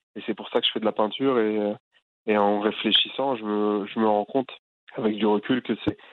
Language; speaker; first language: French; native; French